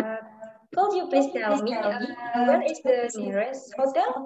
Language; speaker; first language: English; non-native, learner; Indonesian